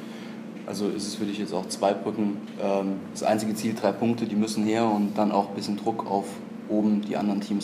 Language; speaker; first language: German; native; German